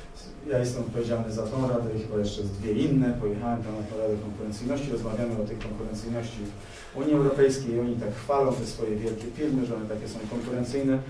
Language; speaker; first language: Polish; native; Polish